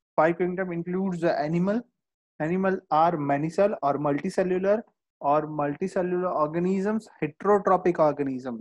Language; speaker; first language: English; non-native, local second language; Gujarati